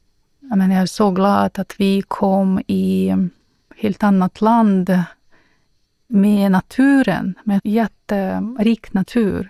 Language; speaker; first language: Swedish; non-native, learner; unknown